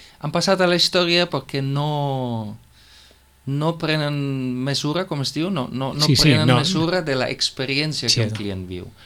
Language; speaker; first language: Catalan; non-native, fluent; German